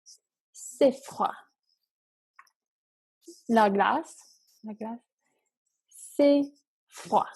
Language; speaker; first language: French; non-native, fluent; English